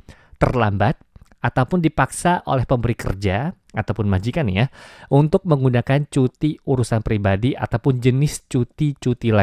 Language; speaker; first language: Indonesian; native; Indonesian